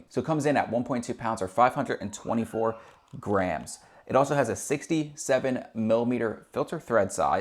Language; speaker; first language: English; native; English